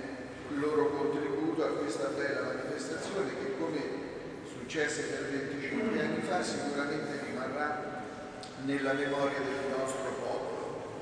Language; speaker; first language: Italian; native; Italian